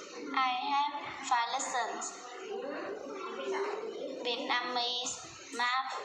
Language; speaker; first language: English; non-native, learner; Vietnamese